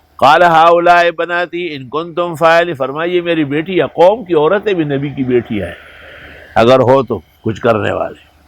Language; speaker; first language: Urdu; non-native, local second language; Pashto